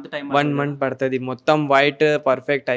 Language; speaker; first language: Telugu; non-native, local second language; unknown